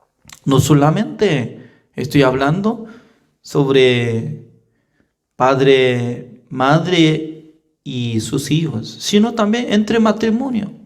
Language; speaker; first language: Spanish; non-native, fluent; Korean